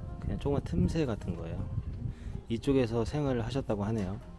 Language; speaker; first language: Korean; native; Korean